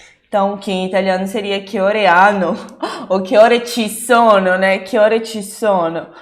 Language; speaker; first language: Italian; non-native, fluent; Portuguese